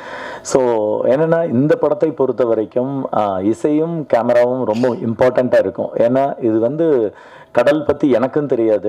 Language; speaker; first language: Tamil; native; Tamil